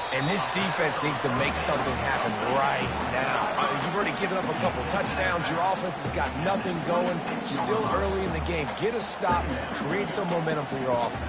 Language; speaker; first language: English; native; English